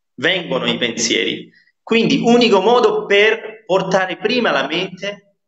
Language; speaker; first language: Italian; non-native, fluent; Nepali